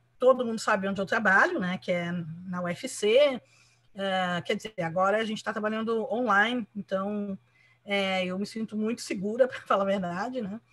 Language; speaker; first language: Portuguese; early bilingual, other home language; Spanish